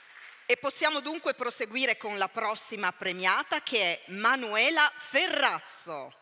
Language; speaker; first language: Italian; native; Italian